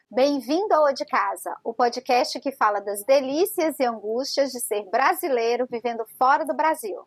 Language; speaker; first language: Portuguese; native; Portuguese